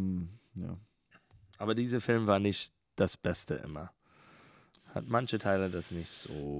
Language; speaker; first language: German; non-native, learner; English